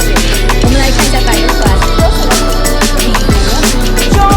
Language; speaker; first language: Chinese; native; Chinese